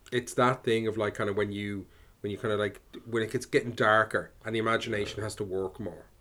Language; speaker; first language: English; native; English